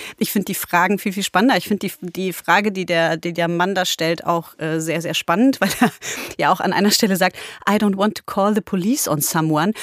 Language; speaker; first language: German; early bilingual, other home language; Polish